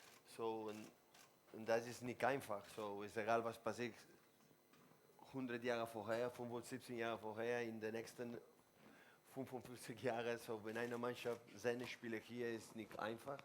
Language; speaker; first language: German; non-native, learner; Spanish